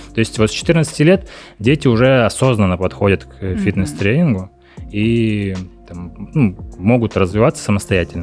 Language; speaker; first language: Russian; native; Russian